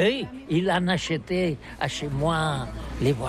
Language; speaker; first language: French; non-native, learner; Catalan